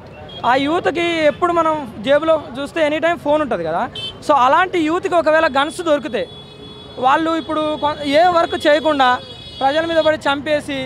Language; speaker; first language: Telugu; native; Telugu